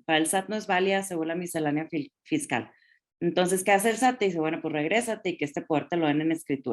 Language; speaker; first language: Spanish; native; Spanish